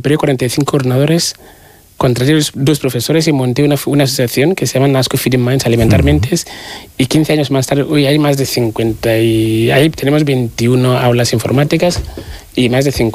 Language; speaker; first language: Spanish; non-native, fluent; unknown